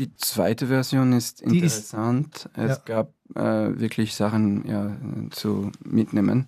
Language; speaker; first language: German; non-native, fluent; French